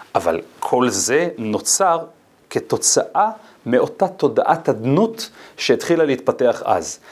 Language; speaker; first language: Hebrew; native; Hebrew